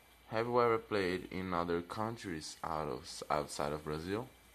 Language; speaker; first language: English; non-native, learner; Portuguese